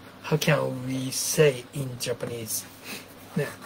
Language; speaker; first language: English; non-native, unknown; Japanese